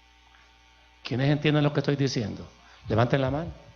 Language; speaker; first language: Spanish; native; Spanish